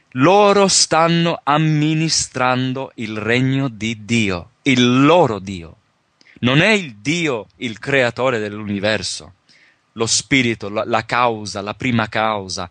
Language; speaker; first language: Italian; early bilingual, heritage; Italian